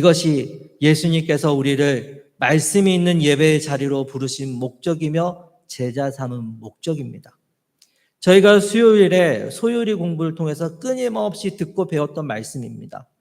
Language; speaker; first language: Korean; native; Korean